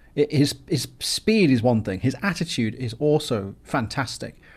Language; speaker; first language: English; native; English